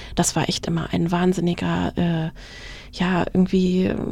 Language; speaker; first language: German; native; German